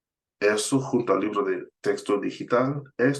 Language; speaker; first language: Spanish; non-native, fluent; English